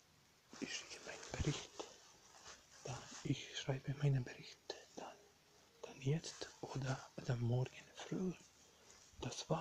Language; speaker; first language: German; non-native, learner; Bosnian